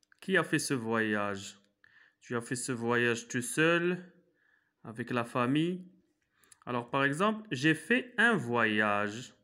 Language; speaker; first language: French; non-native, local second language; Arabic